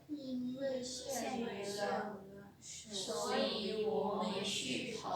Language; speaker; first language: Chinese; non-native, learner; Lao